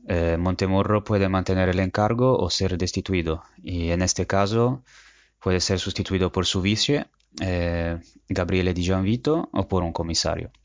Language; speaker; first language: Spanish; non-native, fluent; Italian